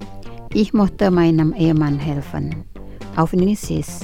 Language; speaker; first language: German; non-native, fluent; Indonesian